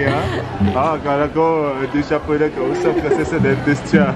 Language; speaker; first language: Filipino; non-native, learner; Arabic